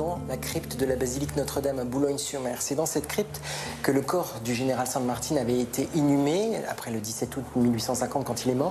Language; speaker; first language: French; native; French